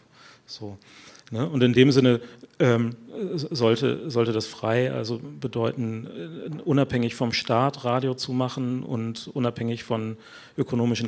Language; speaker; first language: German; native; German